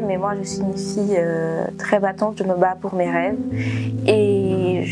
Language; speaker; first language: French; early bilingual, other home language; Portuguese